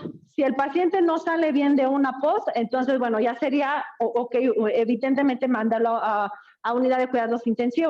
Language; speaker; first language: Spanish; native; Spanish